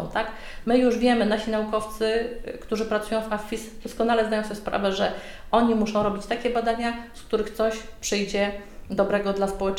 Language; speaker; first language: Polish; native; Polish